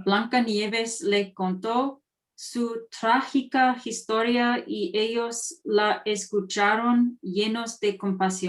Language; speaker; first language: Spanish; non-native, learner; English